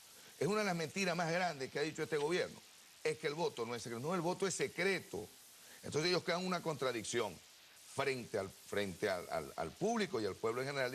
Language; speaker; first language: Spanish; native; Spanish